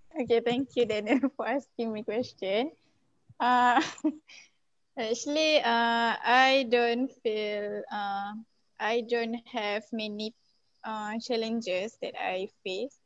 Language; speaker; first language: English; non-native, local second language; Malay